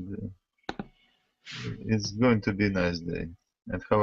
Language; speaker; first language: English; non-native, learner; Russian